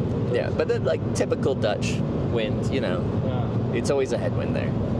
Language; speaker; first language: English; native; English